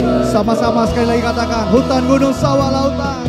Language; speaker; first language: Indonesian; native; Indonesian